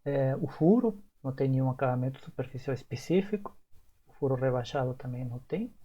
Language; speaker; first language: Portuguese; native; Portuguese